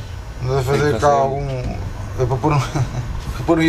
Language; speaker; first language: Portuguese; native; Portuguese